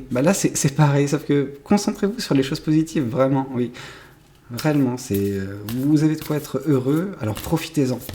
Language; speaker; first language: French; native; French